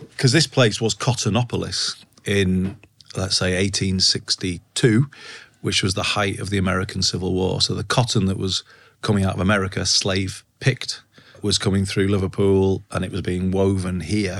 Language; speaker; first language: English; native; English